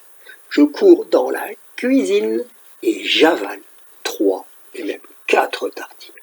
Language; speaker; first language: French; native; French